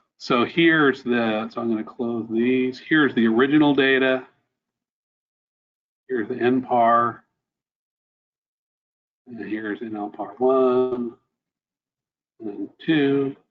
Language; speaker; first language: English; native; English